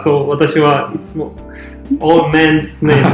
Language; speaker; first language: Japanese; non-native, learner; German